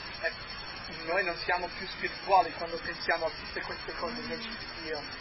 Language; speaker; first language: Italian; non-native, fluent; English